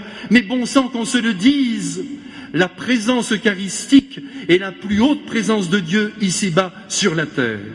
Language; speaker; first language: French; native; French